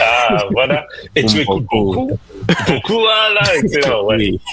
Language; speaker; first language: French; non-native, fluent; English